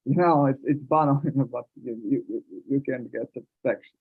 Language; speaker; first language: English; non-native, learner; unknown